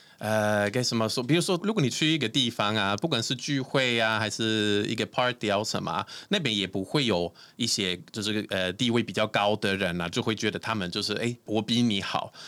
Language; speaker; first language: Chinese; non-native, fluent; Swedish